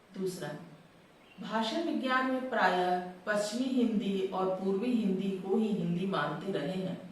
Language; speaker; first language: Hindi; native; Hindi